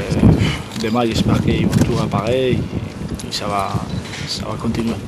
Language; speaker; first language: French; non-native, fluent; Spanish